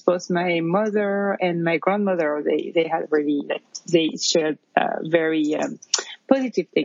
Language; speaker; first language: English; non-native, fluent; French